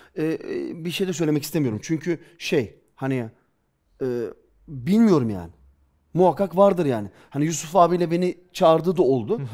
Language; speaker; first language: Turkish; early bilingual, heritage; Turkish